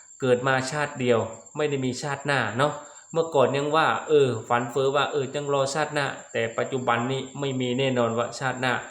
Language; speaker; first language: Thai; non-native, local second language; Lao